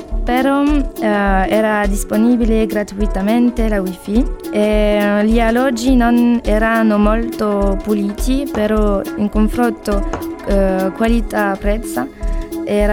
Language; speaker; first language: Italian; non-native, learner; French